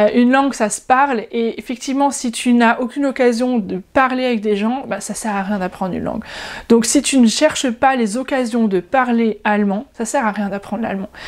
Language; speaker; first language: French; native; French